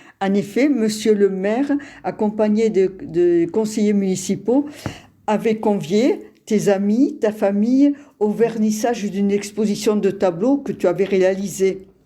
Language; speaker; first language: French; native; French